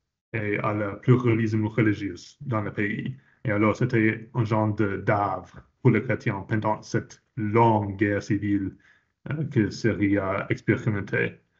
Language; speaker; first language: French; non-native, fluent; English